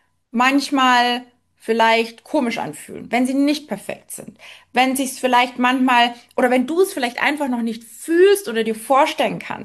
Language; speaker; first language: German; native; German